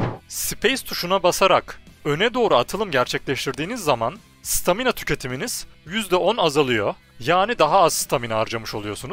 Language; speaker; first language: Turkish; native; Turkish